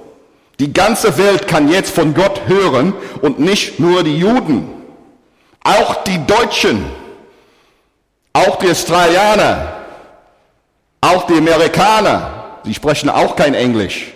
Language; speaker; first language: German; non-native, fluent; English